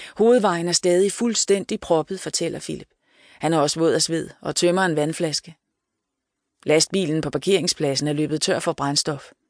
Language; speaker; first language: Danish; native; Danish